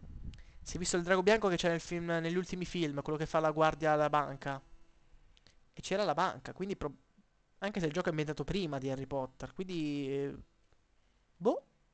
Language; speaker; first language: Italian; native; Italian